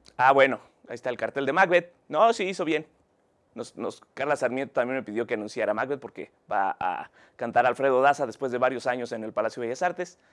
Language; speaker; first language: Spanish; native; Spanish